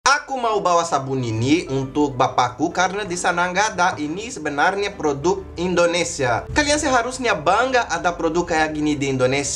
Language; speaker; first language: Indonesian; non-native, fluent; Portuguese